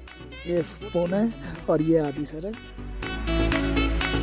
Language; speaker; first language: Hindi; non-native, local second language; Bangla